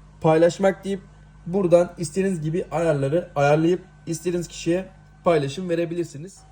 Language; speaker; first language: Turkish; native; Turkish